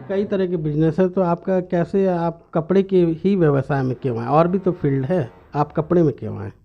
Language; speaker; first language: Hindi; native; Hindi